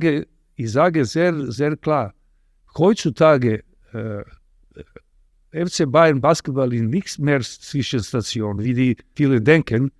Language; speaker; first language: German; non-native, fluent; Serbian